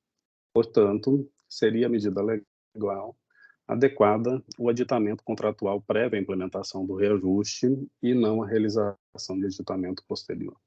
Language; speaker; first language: Portuguese; native; Portuguese